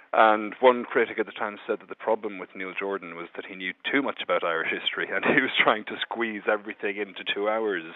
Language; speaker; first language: English; native; English